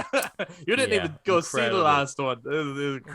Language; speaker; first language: English; native; English